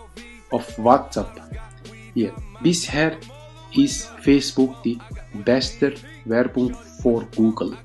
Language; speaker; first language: German; non-native, learner; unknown